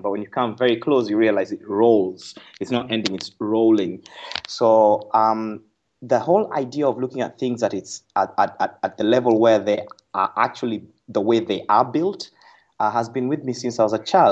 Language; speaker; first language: English; non-native, local second language; Kikuyu